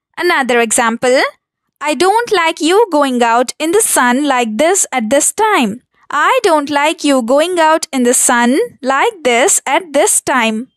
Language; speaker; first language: English; non-native, local second language; Telugu